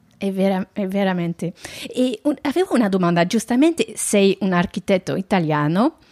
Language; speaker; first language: Italian; non-native, fluent; French